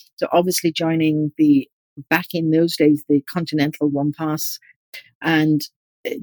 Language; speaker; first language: English; native; English